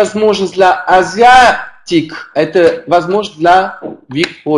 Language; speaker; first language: Russian; non-native, learner; French